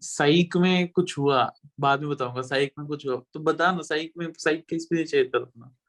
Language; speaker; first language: Hindi; non-native, local second language; Punjabi